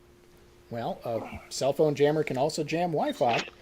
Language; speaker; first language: English; native; English